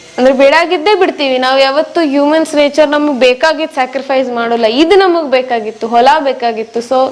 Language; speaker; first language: Kannada; non-native, local second language; Marwari